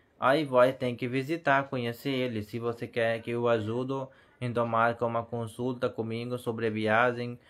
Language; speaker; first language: Portuguese; non-native, learner; Hindi